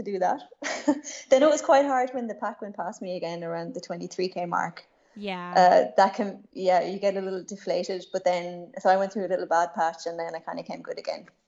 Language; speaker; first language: English; native; English